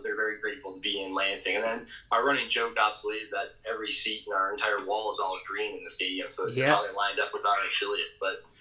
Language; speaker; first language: English; native; English